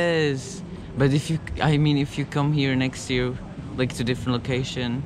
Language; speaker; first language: English; non-native, fluent; Slovak